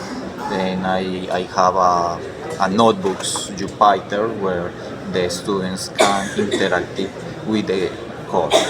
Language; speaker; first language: English; non-native, learner; Spanish